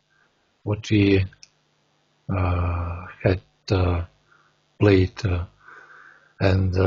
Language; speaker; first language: English; non-native, learner; Russian